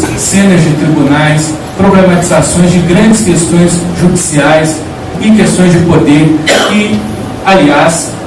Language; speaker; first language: Portuguese; native; Portuguese